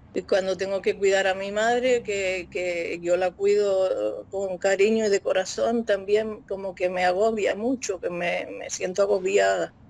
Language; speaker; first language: Spanish; native; Spanish